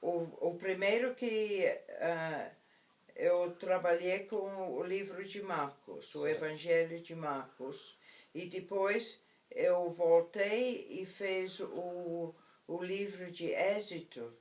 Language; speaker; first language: Portuguese; non-native, fluent; English